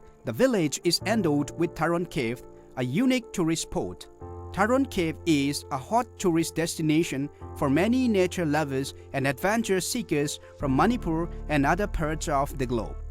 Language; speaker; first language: English; non-native, local second language; Manipuri